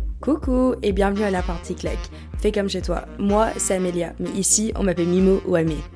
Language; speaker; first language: French; native; French